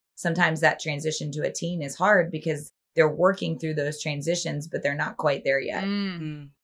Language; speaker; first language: English; native; English